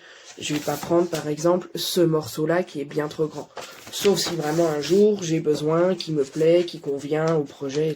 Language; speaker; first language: French; native; French